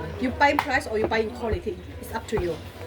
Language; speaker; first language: English; non-native, learner; Chinese